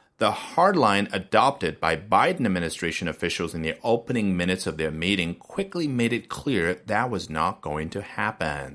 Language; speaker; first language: English; non-native, fluent; Chinese